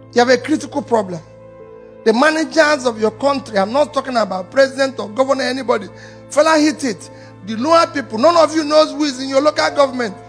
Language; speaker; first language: English; non-native, local second language; Igbo